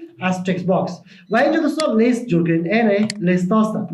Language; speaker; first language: Persian; native; Persian